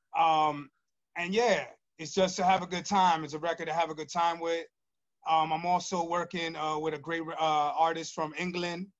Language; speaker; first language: English; early bilingual, other home language; Spanish